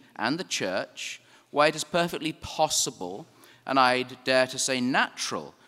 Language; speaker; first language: English; native; English